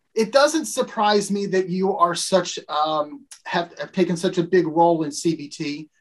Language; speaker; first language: English; native; English